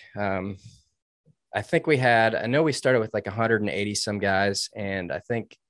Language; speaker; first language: English; native; English